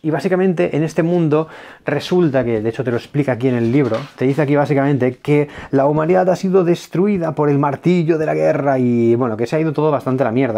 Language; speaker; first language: Spanish; native; Spanish